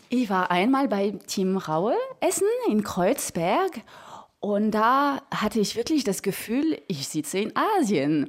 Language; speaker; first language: German; non-native, fluent; French